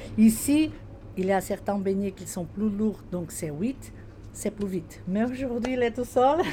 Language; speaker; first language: French; non-native, fluent; Portuguese